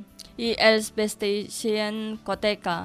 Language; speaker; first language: Catalan; non-native, learner; Indonesian